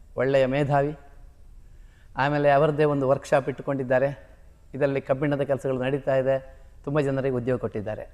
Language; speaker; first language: Kannada; native; Kannada